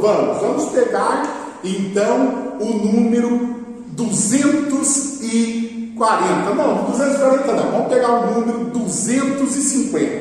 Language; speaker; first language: Portuguese; native; Portuguese